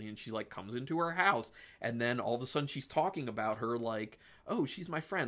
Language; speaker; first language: English; native; English